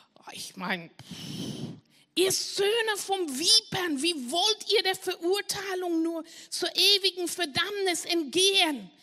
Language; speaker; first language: German; non-native, fluent; English